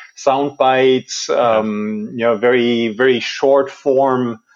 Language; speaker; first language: English; non-native, fluent; German